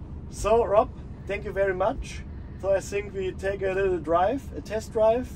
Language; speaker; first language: English; non-native, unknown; German